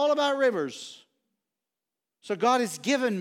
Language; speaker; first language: English; native; English